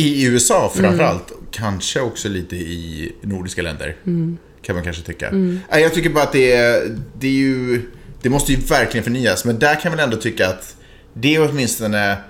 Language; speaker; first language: Swedish; native; Swedish